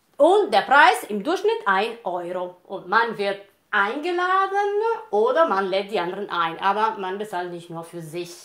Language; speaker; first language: German; non-native, fluent; Italian